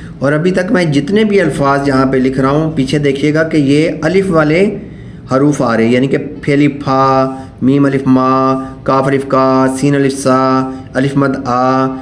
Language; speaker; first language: Urdu; non-native, local second language; Punjabi